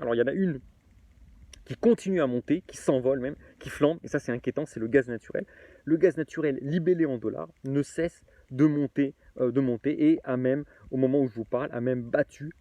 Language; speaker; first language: French; native; French